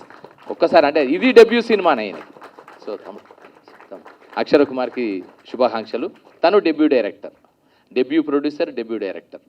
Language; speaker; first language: Telugu; native; Telugu